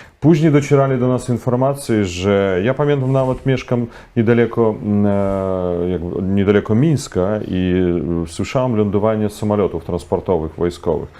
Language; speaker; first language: Polish; non-native, fluent; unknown